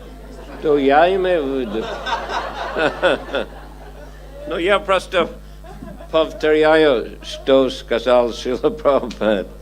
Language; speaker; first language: Russian; non-native, fluent; English